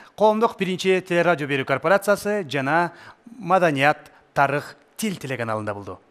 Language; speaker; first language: Kyrgyz; native; Kyrgyz